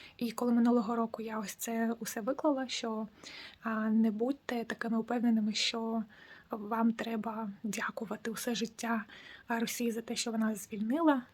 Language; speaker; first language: Ukrainian; non-native, local second language; Russian